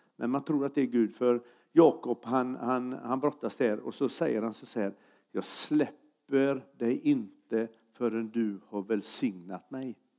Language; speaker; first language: Swedish; native; Swedish